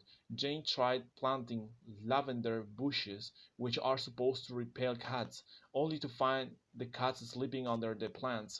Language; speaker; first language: English; non-native, fluent; Spanish